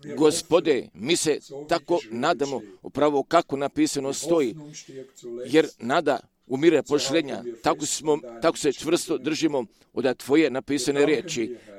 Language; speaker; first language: Croatian; early bilingual, heritage; Croatian